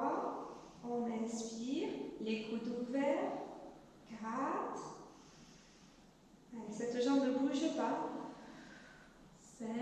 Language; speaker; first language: French; native; French